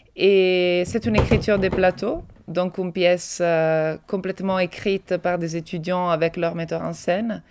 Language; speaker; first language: French; non-native, fluent; Italian